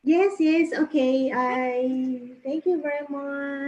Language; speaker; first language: English; non-native, fluent; Japanese